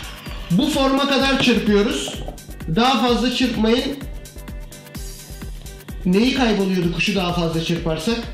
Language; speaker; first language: Turkish; native; Turkish